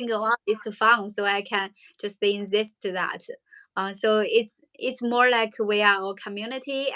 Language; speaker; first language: English; non-native, learner; Chinese